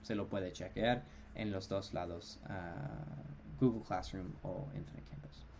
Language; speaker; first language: Spanish; non-native, fluent; English